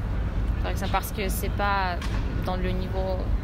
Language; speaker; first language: French; non-native, learner; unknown